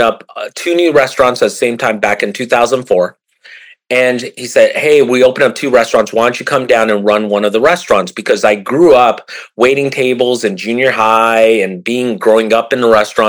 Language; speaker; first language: English; early bilingual, other home language; Japanese